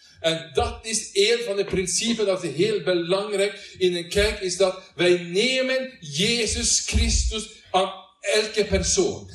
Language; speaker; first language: Dutch; non-native, learner; Norwegian